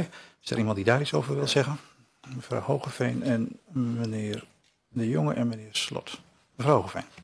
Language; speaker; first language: Dutch; native; Dutch